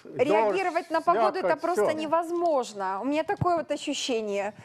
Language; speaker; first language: Russian; native; Russian